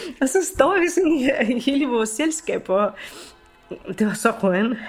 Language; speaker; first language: Danish; non-native, fluent; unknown